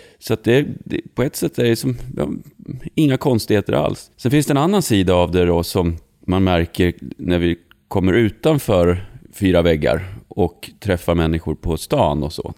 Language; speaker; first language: Swedish; native; Swedish